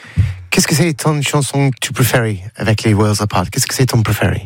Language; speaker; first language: French; non-native, learner; English